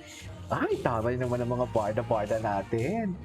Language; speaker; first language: Filipino; native; Filipino